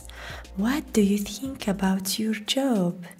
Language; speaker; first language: English; non-native, fluent; Arabic